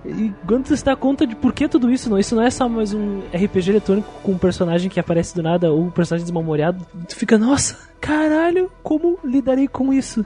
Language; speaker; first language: Portuguese; native; Portuguese